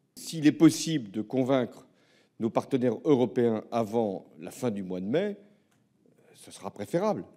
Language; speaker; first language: French; native; French